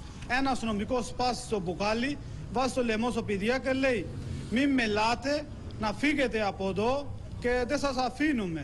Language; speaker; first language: Greek; non-native, learner; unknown